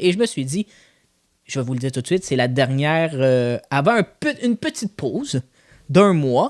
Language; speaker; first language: French; native; French